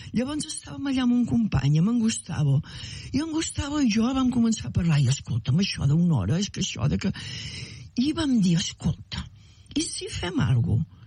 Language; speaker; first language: Catalan; native; Catalan